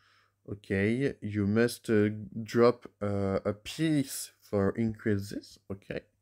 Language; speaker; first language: English; non-native, learner; French